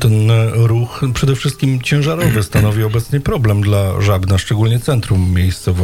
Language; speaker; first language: Polish; native; Polish